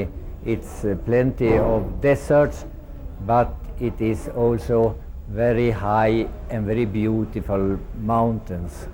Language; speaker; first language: English; non-native, fluent; Swedish